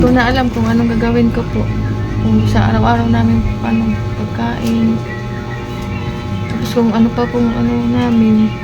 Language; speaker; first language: Filipino; non-native, local second language; Waray